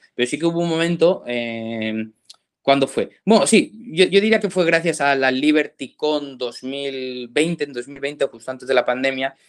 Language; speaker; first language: Spanish; native; Spanish